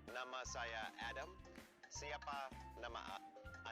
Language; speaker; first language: Indonesian; non-native, learner; English